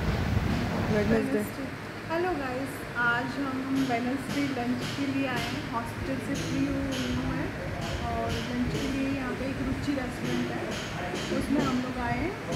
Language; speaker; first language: Hindi; native; Hindi